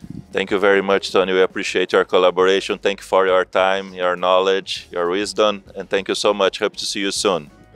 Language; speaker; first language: English; non-native, fluent; Portuguese